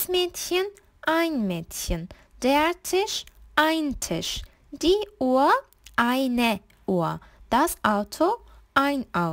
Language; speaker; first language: German; non-native, fluent; Turkish